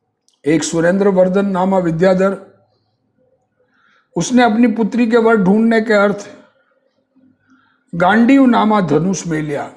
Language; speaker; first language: Hindi; native; Hindi